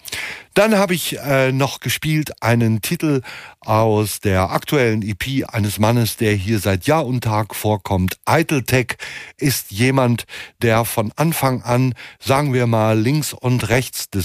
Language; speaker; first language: German; native; German